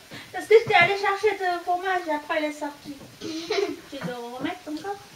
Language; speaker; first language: French; non-native, fluent; Filipino